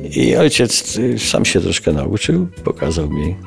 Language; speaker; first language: Polish; native; Polish